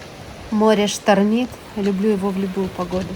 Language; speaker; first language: Russian; native; Russian